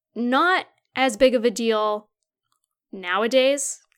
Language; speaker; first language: English; early bilingual, other home language; Ukrainian